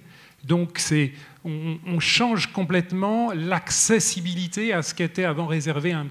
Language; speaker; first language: French; native; French